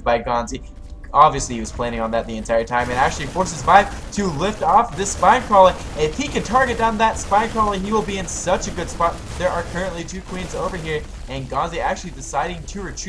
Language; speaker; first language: English; native; English